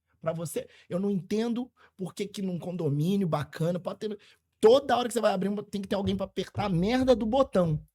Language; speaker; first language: Portuguese; native; Portuguese